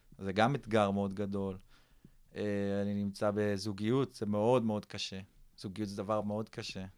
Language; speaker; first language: Hebrew; early bilingual, other home language; English